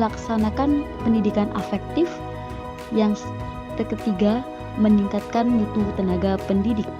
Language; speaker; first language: Indonesian; native; Indonesian